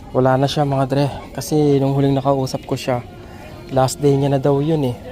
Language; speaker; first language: Filipino; native; Filipino